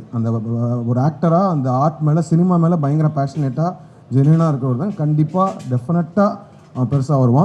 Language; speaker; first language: Tamil; native; Tamil